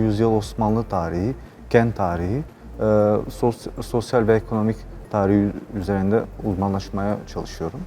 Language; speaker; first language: Turkish; non-native, fluent; Albanian